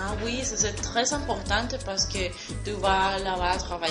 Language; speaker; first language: French; non-native, learner; Spanish